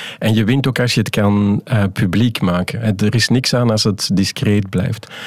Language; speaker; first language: Dutch; native; Dutch